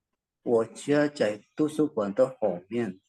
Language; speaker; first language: Chinese; non-native, learner; Indonesian